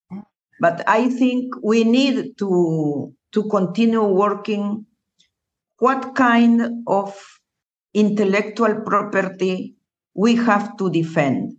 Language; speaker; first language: English; non-native, learner; Spanish